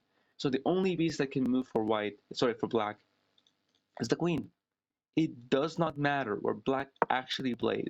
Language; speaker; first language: English; non-native, fluent; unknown